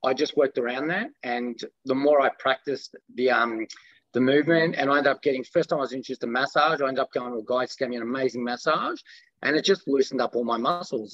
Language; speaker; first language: English; early bilingual, other home language; Greek